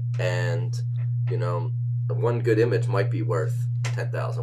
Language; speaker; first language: English; native; English